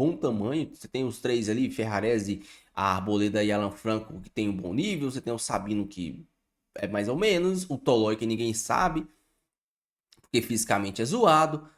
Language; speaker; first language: Portuguese; native; Portuguese